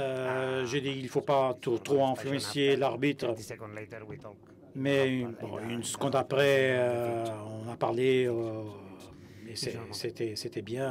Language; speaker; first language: French; non-native, fluent; Spanish